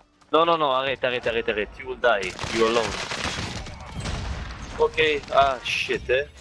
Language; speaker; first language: English; non-native, fluent; Hebrew